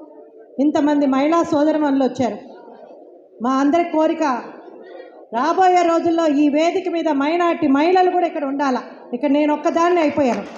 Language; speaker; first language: Telugu; native; Telugu